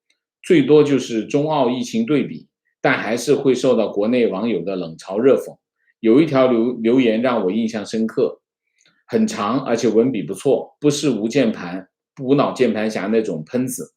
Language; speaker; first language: Chinese; native; Chinese